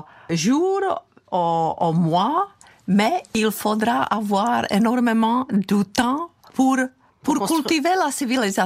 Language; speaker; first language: French; non-native, fluent; Czech